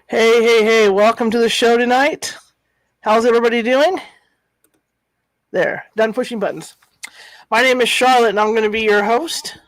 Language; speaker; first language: English; native; English